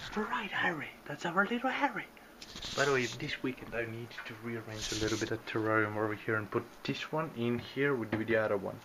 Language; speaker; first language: English; non-native, fluent; Bulgarian